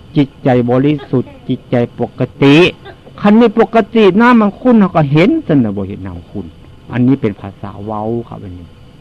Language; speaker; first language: Thai; native; Thai